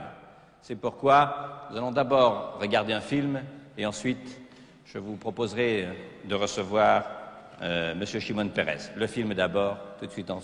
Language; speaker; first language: French; native; French